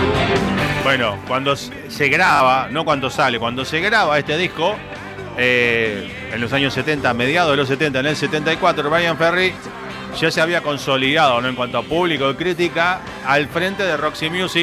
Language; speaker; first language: Spanish; native; Spanish